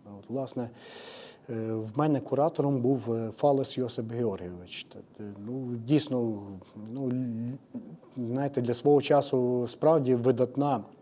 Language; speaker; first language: Ukrainian; native; Ukrainian